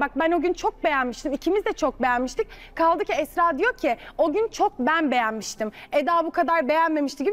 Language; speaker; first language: Turkish; native; Turkish